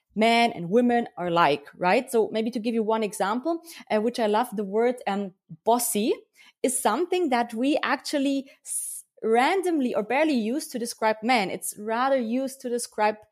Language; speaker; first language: English; early bilingual, heritage; German